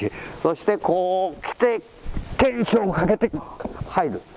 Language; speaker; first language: Japanese; native; Japanese